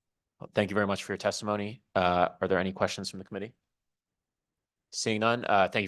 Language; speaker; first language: English; native; English